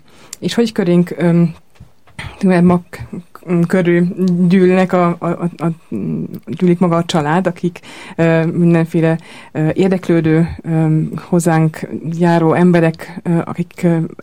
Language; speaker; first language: Hungarian; native; Hungarian